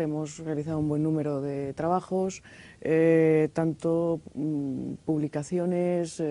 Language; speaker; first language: Spanish; native; Spanish